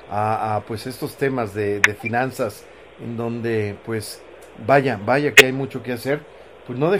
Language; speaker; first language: Spanish; native; Spanish